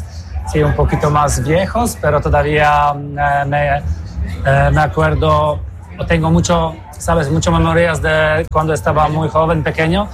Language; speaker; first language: Spanish; non-native, fluent; Polish